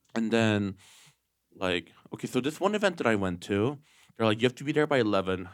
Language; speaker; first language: English; native; English